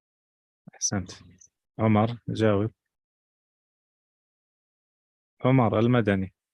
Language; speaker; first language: Arabic; non-native, fluent; English